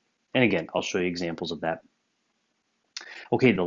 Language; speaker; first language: English; native; English